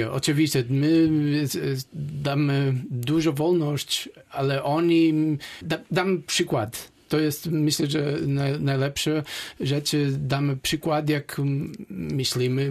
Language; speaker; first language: Polish; non-native, learner; Portuguese